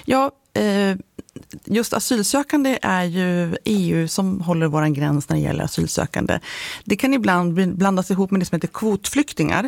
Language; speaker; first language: Swedish; native; Swedish